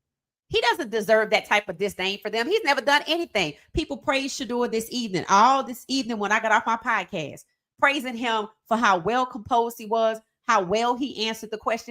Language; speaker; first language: English; native; English